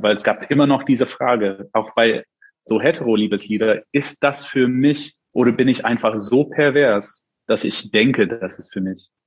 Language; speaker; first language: German; non-native, fluent; English